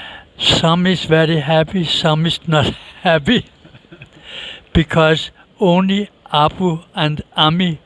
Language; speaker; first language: English; non-native, learner; Danish